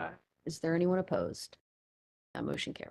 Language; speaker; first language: English; native; English